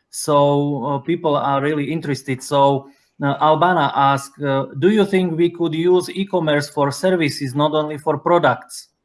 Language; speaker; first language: English; non-native, fluent; Slovak